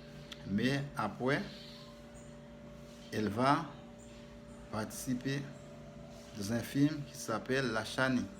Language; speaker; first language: French; non-native, learner; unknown